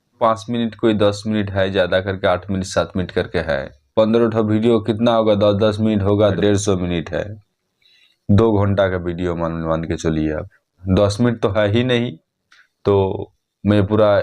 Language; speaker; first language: Hindi; non-native, fluent; Bangla